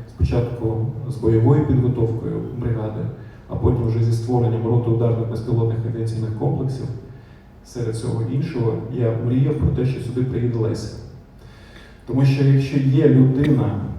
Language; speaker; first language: Ukrainian; non-native, local second language; Russian